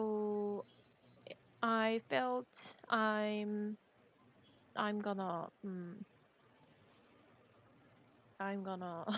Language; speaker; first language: English; non-native, learner; Korean